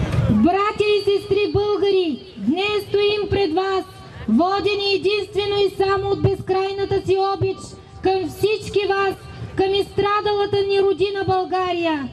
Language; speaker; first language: Bulgarian; native; Bulgarian